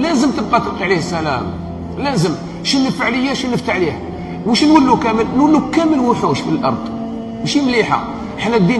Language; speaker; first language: Arabic; native; Arabic